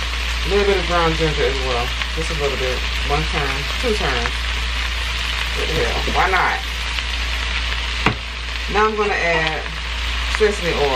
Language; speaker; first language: English; native; English